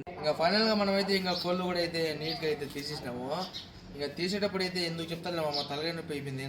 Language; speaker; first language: Telugu; non-native, local second language; Urdu